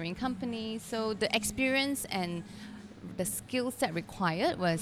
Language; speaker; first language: English; non-native, local second language; Cantonese